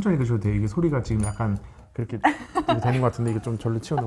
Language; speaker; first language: Korean; native; Korean